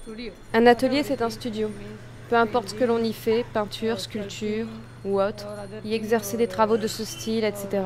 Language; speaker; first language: French; non-native, fluent; Malayalam